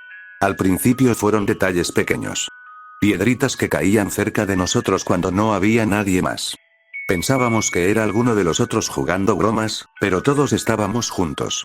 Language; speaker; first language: Spanish; native; Spanish